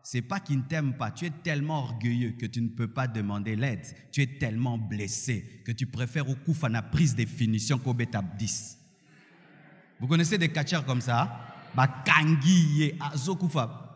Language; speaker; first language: French; non-native, local second language; Lingala